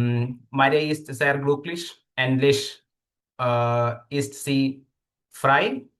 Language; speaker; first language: German; non-native, learner; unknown